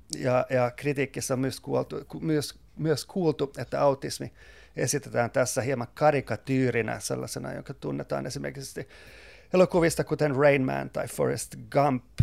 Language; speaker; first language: Finnish; non-native, local second language; Swedish